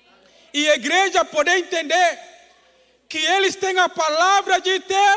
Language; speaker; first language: Portuguese; non-native, fluent; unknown